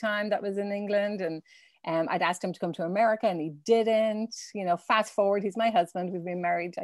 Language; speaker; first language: English; native; English